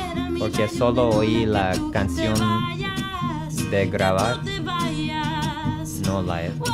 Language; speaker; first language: Spanish; non-native, learner; English